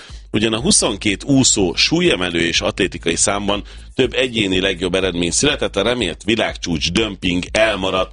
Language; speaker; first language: Hungarian; native; Hungarian